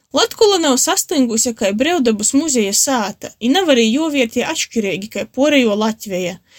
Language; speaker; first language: Latvian; native; Latvian